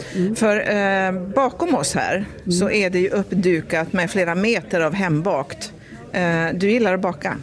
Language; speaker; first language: Swedish; native; Swedish